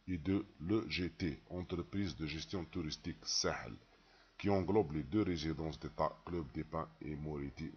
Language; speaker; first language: French; non-native, local second language; Arabic